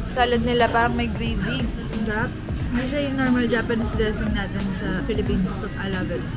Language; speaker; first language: Filipino; native; Filipino